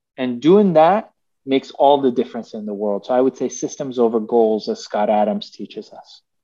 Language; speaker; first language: English; early bilingual, other home language; Persian